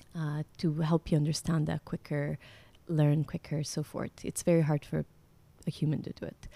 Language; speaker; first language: English; non-native, fluent; Croatian